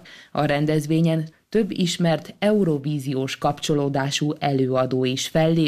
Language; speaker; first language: Hungarian; native; Hungarian